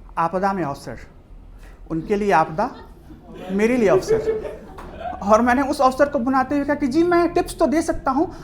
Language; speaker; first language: Hindi; native; Hindi